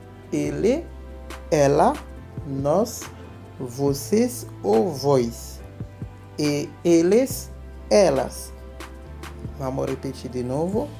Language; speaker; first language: Portuguese; non-native, fluent; Haitian Creole